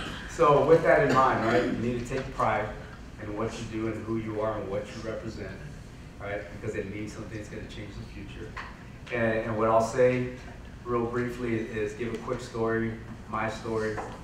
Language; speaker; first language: English; early bilingual, other home language; Spanish